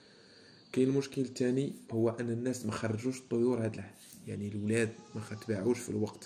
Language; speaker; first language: Arabic; native; Arabic